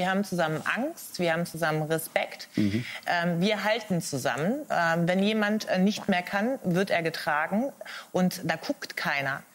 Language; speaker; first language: German; early bilingual, other home language; Arabic